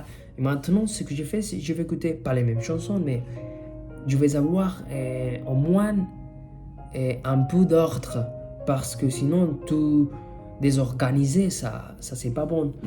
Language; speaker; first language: French; non-native, fluent; Spanish